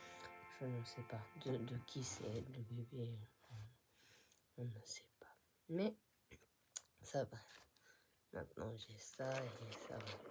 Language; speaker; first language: French; non-native, fluent; Japanese